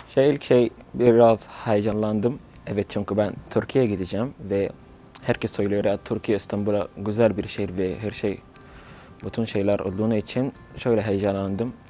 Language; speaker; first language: Turkish; non-native, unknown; Arabic